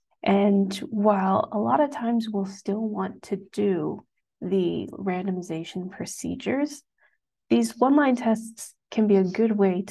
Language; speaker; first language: English; native; English